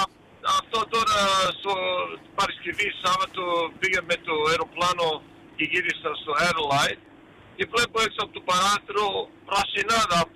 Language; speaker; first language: Greek; early bilingual, heritage; Greek